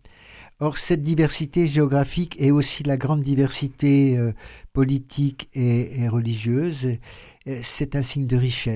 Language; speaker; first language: French; native; French